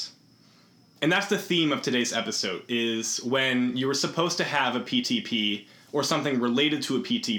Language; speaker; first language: English; native; English